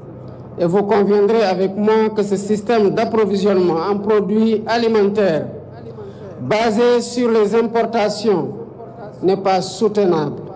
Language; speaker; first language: French; non-native, local second language; Wolof